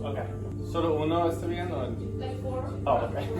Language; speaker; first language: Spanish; non-native, learner; English